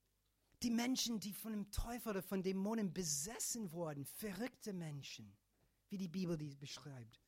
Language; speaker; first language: German; non-native, fluent; English